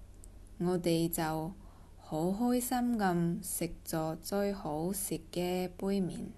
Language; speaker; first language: Cantonese; non-native, learner; Korean